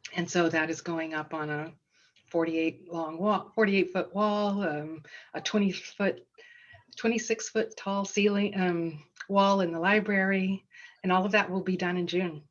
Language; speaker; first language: English; non-native, fluent; Danish